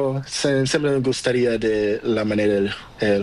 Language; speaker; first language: Spanish; non-native, learner; Portuguese